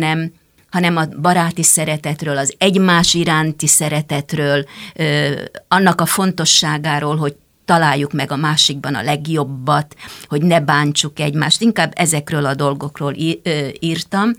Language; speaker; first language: Hungarian; native; Hungarian